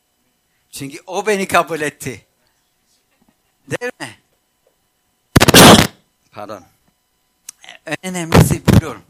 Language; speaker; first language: Turkish; non-native, fluent; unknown